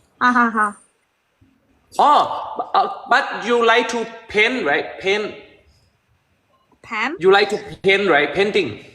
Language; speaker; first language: English; non-native, learner; Thai